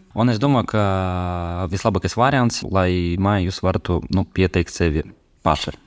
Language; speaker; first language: Latvian; non-native, local second language; Russian